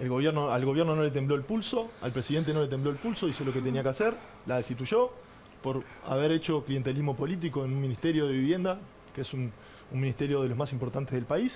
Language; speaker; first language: Spanish; native; Spanish